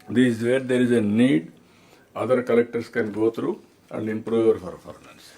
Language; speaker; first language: English; non-native, local second language; Telugu